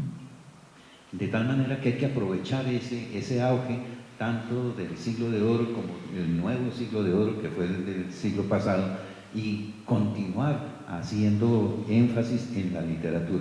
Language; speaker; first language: Spanish; native; Spanish